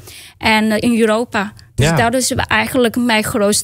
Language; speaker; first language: Dutch; non-native, fluent; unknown